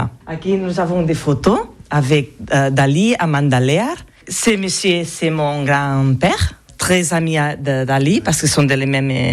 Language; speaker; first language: French; non-native, learner; Catalan